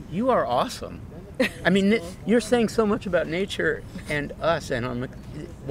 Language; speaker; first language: English; native; English